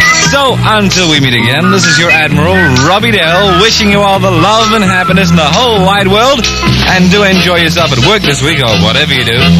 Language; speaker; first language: English; native; English